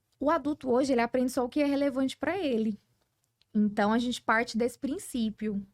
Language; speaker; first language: Portuguese; early bilingual, heritage; Portuguese